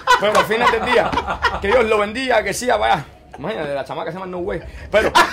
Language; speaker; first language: Spanish; early bilingual, heritage; Spanish